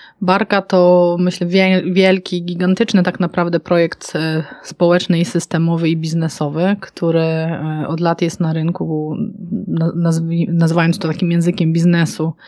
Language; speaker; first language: Polish; native; Polish